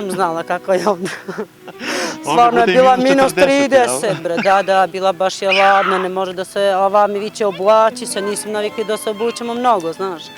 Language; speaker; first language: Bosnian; non-native, learner; Albanian